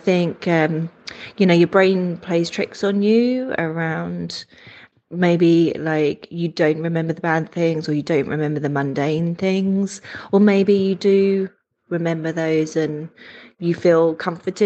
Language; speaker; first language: English; native; English